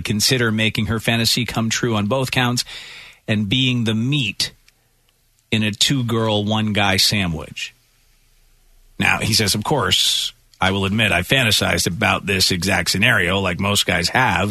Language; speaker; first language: English; native; English